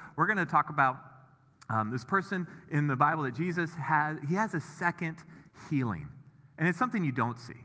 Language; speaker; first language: English; native; English